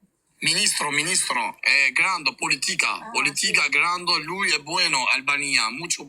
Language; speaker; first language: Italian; non-native, learner; Albanian